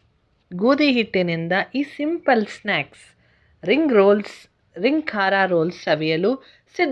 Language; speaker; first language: Kannada; native; Kannada